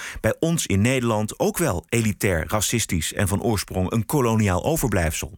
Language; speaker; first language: Dutch; native; Dutch